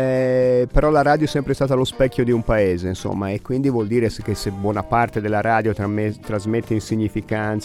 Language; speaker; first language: Italian; native; Italian